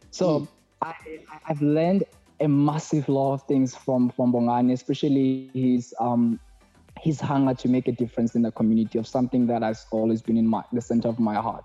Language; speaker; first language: English; non-native, local second language; Tswana